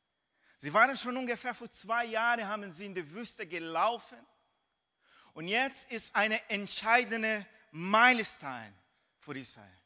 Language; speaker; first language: German; non-native, fluent; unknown